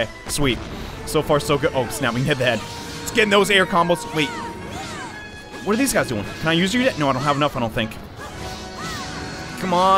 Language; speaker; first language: English; native; English